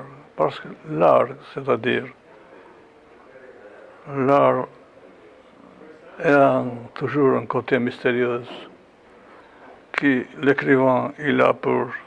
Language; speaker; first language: French; non-native, fluent; Albanian